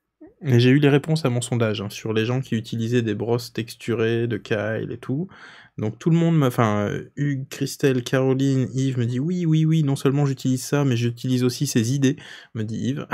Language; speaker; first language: French; native; French